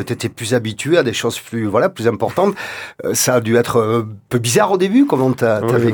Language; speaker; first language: French; native; French